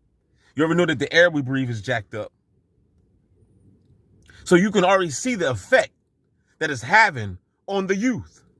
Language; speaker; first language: English; native; English